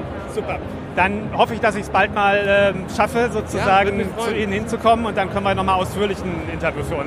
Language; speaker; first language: German; native; German